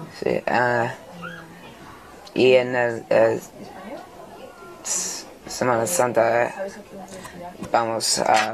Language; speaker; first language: Spanish; non-native, learner; English